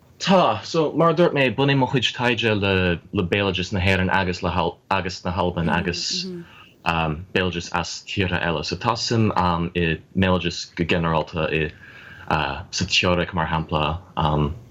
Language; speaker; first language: Irish; non-native, fluent; English